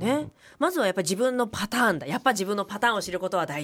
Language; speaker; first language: Japanese; native; Japanese